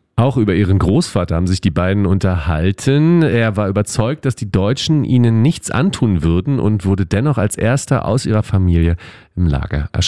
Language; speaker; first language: German; native; German